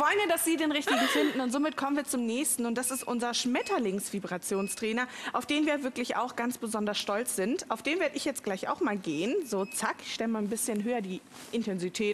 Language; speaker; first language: German; native; German